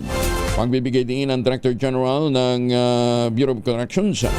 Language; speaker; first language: Filipino; native; Filipino